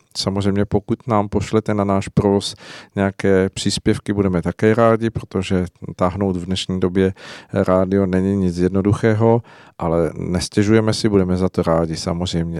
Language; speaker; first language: Czech; native; Czech